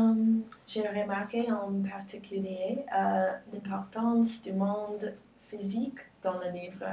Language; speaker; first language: French; non-native, learner; English